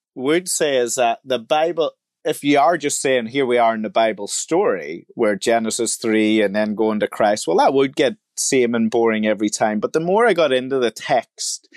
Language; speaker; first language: English; native; English